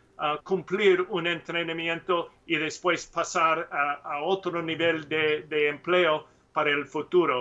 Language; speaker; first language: Spanish; non-native, learner; English